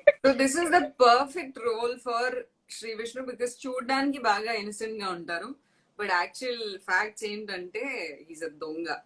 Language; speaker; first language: Telugu; non-native, fluent; Tamil